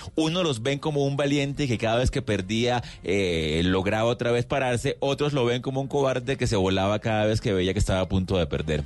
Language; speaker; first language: Spanish; native; Spanish